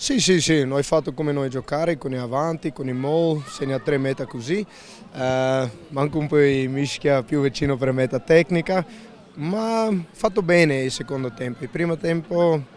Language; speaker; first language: Italian; non-native, learner; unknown